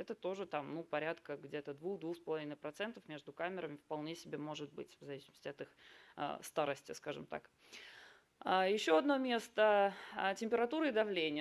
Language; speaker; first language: Russian; native; Russian